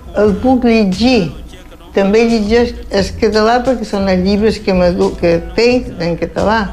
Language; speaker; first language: Catalan; early bilingual, heritage; Catalan